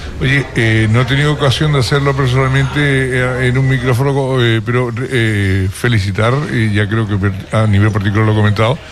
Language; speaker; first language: Spanish; native; Spanish